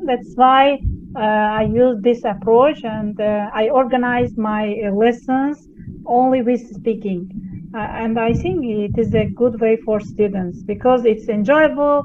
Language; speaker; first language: English; non-native, fluent; Azerbaijani